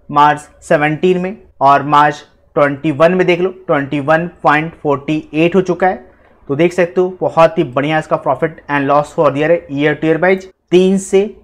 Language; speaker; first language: Hindi; native; Hindi